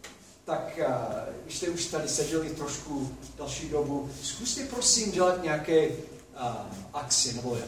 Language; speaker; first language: Czech; non-native, fluent; English